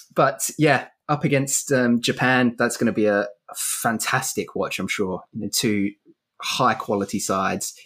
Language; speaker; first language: English; native; English